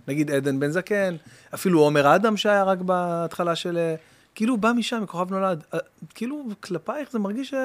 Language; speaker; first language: Hebrew; native; Hebrew